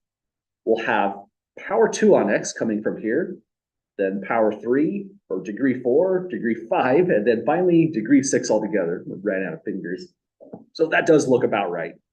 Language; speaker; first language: English; native; English